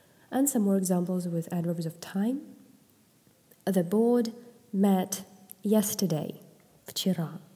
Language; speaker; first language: English; non-native, fluent; Russian